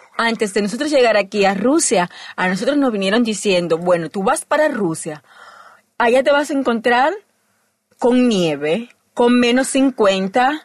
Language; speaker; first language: Spanish; native; Spanish